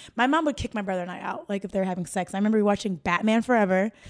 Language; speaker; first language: English; native; English